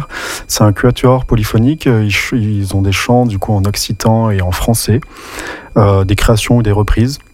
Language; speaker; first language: French; native; French